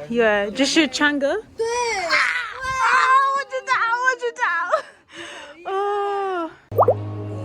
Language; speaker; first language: Chinese; non-native, learner; English